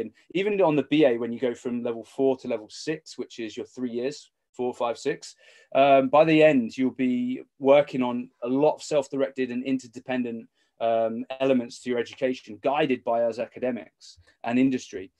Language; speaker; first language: English; native; English